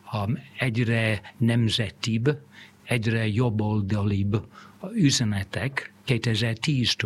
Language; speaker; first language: Hungarian; non-native, fluent; English